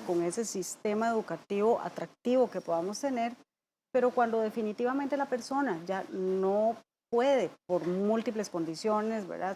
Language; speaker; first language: Spanish; native; Spanish